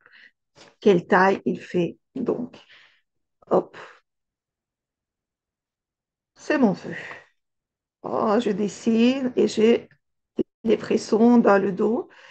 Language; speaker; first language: French; non-native, fluent; Russian